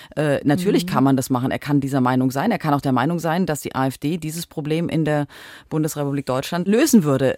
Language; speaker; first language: German; native; German